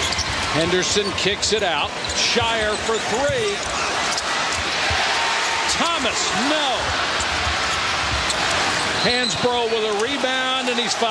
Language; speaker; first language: English; native; English